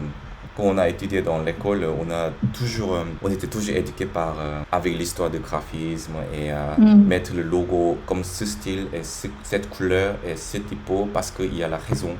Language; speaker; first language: French; native; French